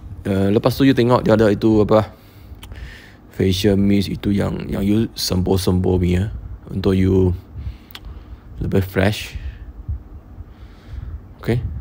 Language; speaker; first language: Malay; non-native, local second language; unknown